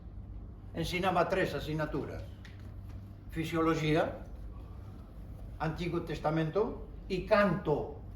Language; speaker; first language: Portuguese; non-native, fluent; Spanish